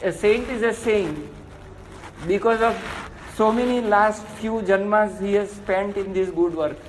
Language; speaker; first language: English; non-native, local second language; Gujarati